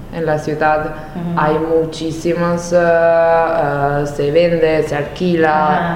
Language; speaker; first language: Spanish; non-native, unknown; Italian